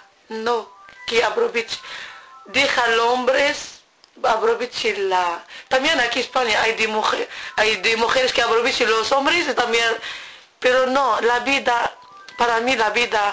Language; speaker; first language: Spanish; non-native, learner; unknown